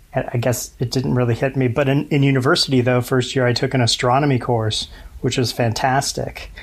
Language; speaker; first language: English; native; English